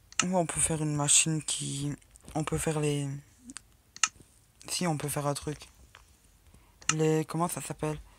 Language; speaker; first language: French; native; French